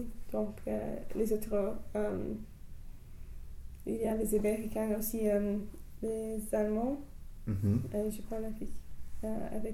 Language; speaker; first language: French; non-native, learner; English